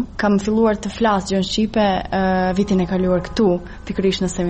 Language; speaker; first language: Albanian; non-native, fluent; Serbian